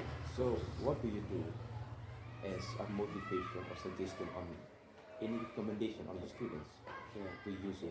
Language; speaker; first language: English; non-native, learner; Indonesian